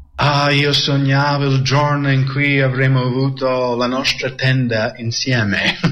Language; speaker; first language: Italian; non-native, fluent; English